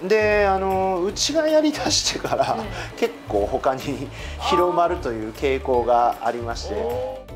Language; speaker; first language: Japanese; native; Japanese